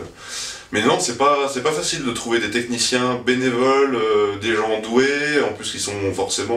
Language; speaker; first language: French; native; French